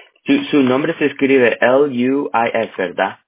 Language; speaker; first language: Spanish; early bilingual, heritage; Spanish